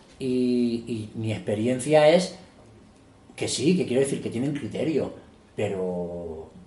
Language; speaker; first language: Spanish; native; Spanish